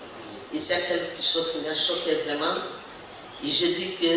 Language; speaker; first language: French; non-native, learner; Portuguese